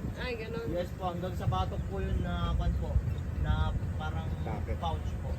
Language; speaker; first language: Filipino; non-native, local second language; Iloko